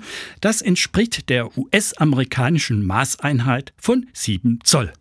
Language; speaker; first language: German; native; German